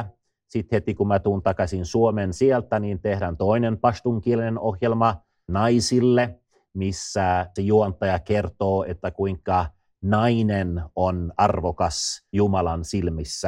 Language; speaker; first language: Finnish; non-native, fluent; Swedish